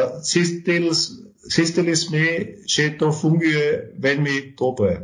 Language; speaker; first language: Slovak; non-native, learner; German